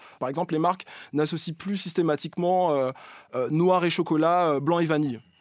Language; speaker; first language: French; native; French